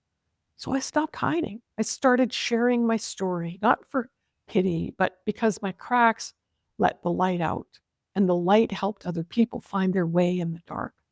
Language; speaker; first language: English; native; English